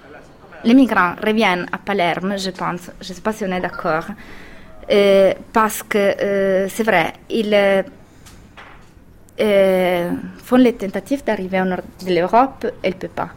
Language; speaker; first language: French; non-native, fluent; Italian